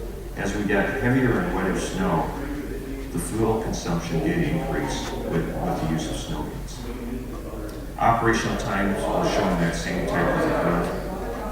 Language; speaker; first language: English; native; English